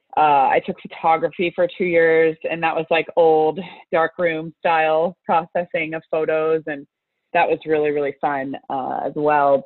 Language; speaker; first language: English; native; English